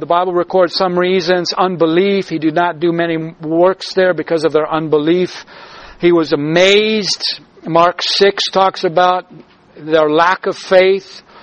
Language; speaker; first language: English; native; English